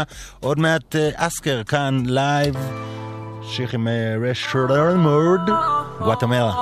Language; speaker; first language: Hebrew; native; Hebrew